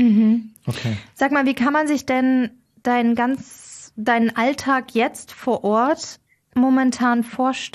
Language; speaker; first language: German; native; German